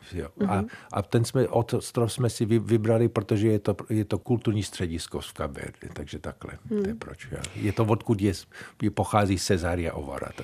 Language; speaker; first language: Czech; early bilingual, heritage; Czech